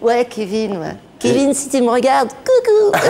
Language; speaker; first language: French; native; French